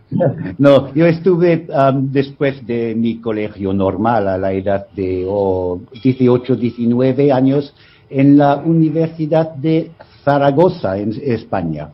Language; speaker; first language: Spanish; non-native, fluent; English